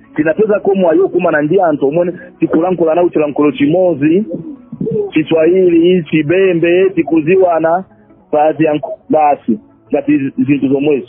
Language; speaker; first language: Nyanja; non-native, fluent; Swahili